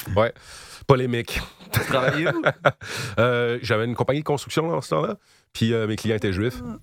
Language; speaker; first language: French; native; French